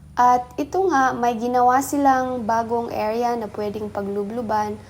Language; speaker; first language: Filipino; native; Filipino